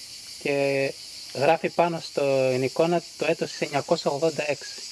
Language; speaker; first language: Greek; native; Greek